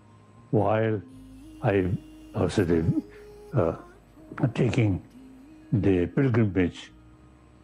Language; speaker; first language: English; non-native, learner; Tibetan